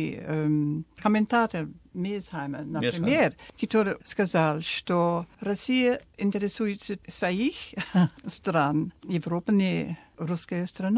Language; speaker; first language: Russian; non-native, fluent; English